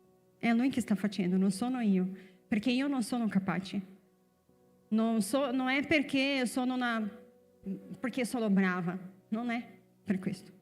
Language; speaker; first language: Italian; non-native, fluent; Portuguese